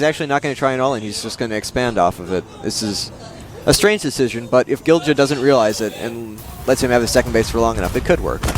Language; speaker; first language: English; native; English